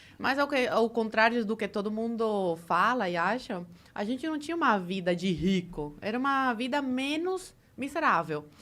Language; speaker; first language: Portuguese; early bilingual, other home language; Spanish